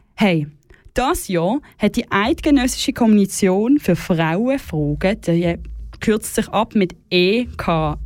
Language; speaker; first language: German; native; German